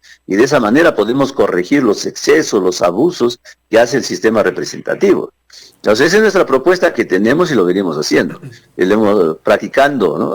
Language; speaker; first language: Spanish; native; Spanish